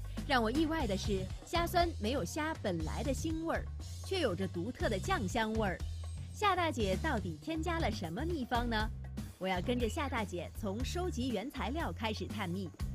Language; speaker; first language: Chinese; native; Chinese